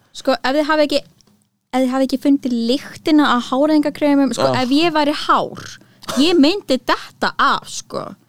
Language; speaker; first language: Icelandic; native; Icelandic